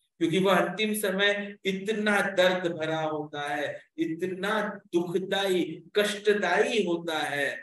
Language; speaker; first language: Hindi; non-native, local second language; Marathi